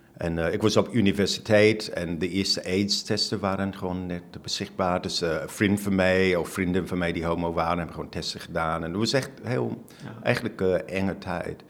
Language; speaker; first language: Dutch; non-native, fluent; English